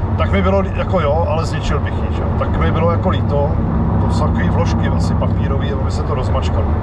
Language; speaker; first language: Czech; native; Czech